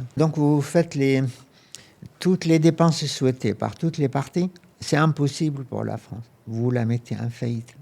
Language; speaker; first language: French; non-native, fluent; Arabic